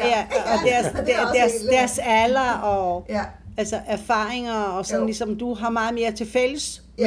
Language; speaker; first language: Danish; non-native, fluent; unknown